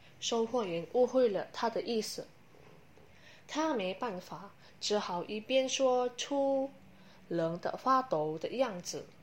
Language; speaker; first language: Chinese; non-native, learner; Indonesian